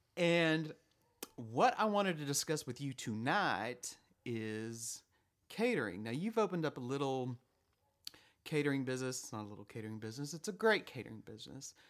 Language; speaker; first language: English; native; English